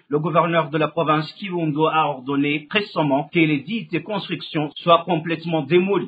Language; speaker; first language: French; non-native, local second language; Rundi